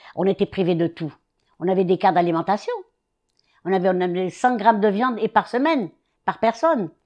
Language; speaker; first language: French; native; French